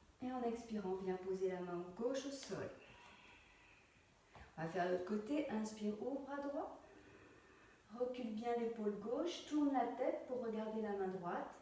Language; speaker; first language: French; native; French